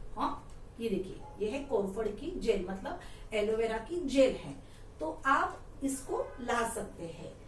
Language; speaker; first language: Hindi; non-native, local second language; Marathi